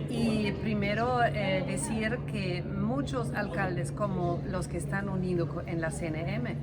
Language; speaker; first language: Spanish; non-native, fluent; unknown